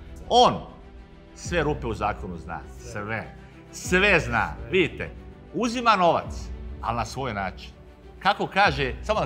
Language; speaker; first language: Serbian; native; Serbian